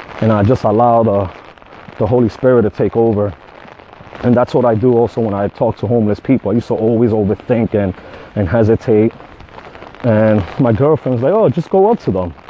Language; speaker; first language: English; native; English